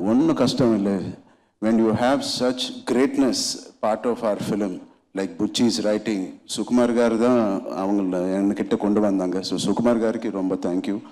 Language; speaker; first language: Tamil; non-native, local second language; Telugu